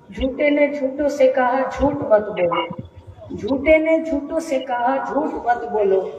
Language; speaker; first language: Hindi; non-native, local second language; Bangla